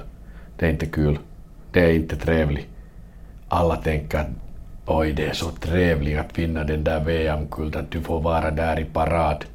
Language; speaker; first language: Swedish; non-native, learner; Finnish